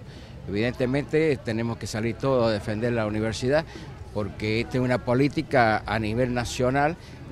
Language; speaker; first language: Spanish; native; Spanish